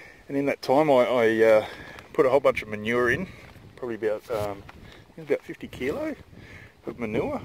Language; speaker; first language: English; native; English